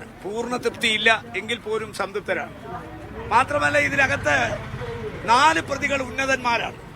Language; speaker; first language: Malayalam; native; Malayalam